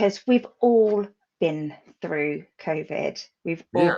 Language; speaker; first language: English; native; English